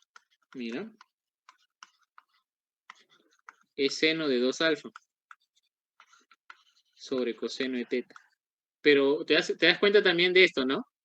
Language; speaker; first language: Spanish; native; Spanish